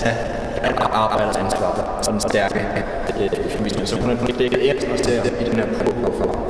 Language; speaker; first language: Danish; native; Danish